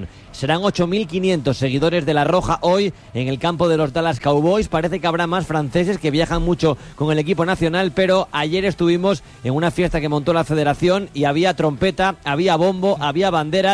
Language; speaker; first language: Spanish; native; Spanish